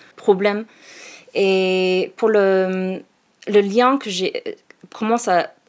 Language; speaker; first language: French; non-native, learner; English